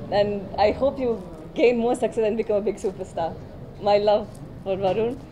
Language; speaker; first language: Telugu; non-native, learner; Tamil